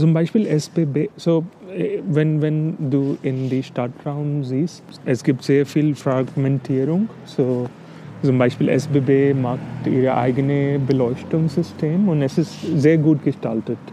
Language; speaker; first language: German; non-native, fluent; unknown